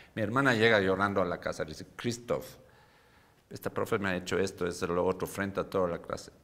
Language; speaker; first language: Spanish; non-native, fluent; German